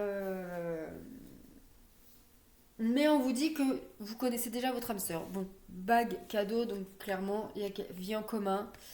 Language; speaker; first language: French; native; French